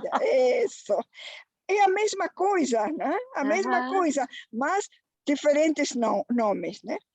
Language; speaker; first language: Portuguese; non-native, fluent; Spanish